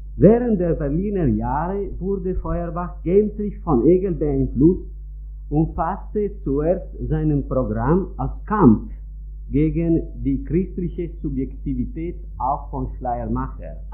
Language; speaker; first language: German; non-native, fluent; Italian